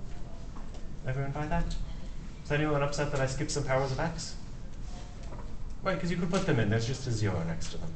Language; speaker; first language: English; native; English